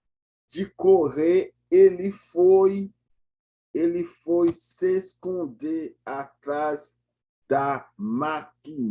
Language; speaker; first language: Portuguese; non-native, learner; Haitian Creole